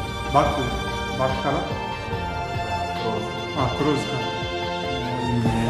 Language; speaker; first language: Japanese; non-native, fluent; Portuguese